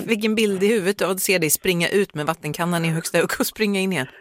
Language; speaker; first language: Swedish; native; Swedish